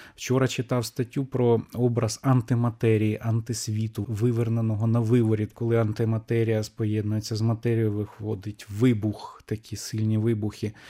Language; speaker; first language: Ukrainian; native; Ukrainian